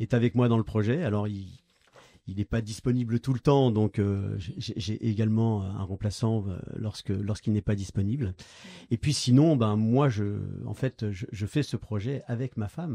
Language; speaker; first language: French; native; French